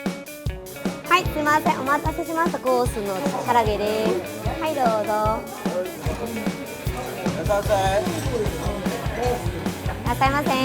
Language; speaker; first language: Japanese; non-native, learner; Vietnamese